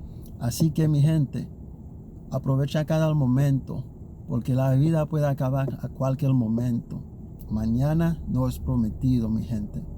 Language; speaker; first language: Spanish; non-native, learner; Haitian Creole